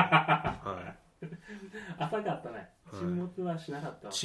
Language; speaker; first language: Japanese; native; Japanese